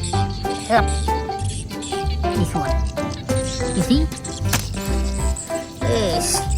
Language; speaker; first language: English; non-native, learner; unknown